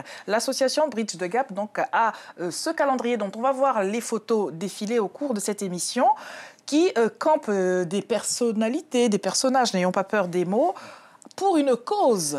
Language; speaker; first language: French; native; French